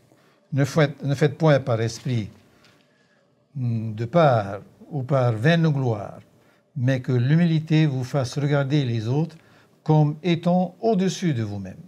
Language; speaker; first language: French; native; French